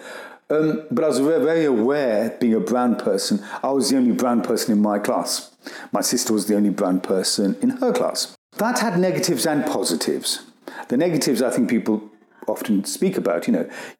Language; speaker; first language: English; early bilingual, other home language; Gujarati